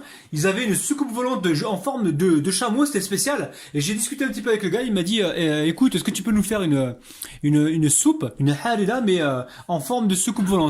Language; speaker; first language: French; native; French